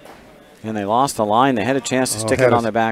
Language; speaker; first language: English; native; English